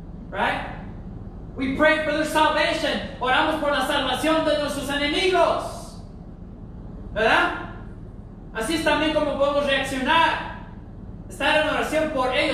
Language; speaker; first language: Spanish; early bilingual, heritage; Spanish